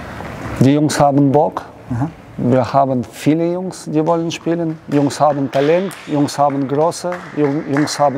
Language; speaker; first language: German; non-native, learner; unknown